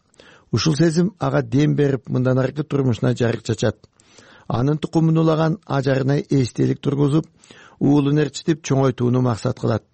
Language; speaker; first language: Kyrgyz; native; Kyrgyz